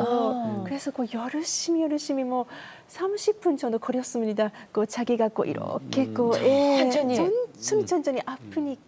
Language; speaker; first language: Korean; non-native, learner; Japanese